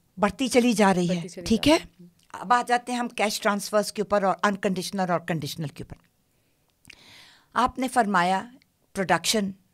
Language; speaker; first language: Urdu; non-native, local second language; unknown